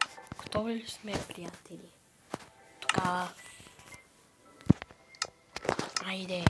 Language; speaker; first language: Bulgarian; non-native, local second language; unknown